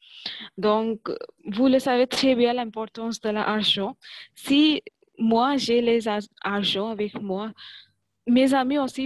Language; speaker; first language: French; non-native, learner; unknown